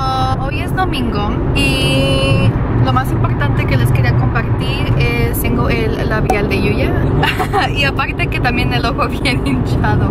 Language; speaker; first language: Spanish; early bilingual, other home language; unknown